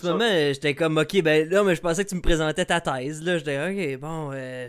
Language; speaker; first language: French; native; French